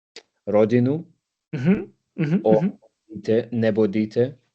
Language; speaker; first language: Czech; non-native, learner; English